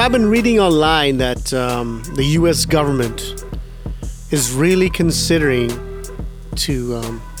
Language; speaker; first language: English; early bilingual, other home language; Punjabi